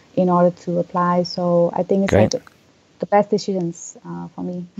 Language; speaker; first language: English; non-native, fluent; Vietnamese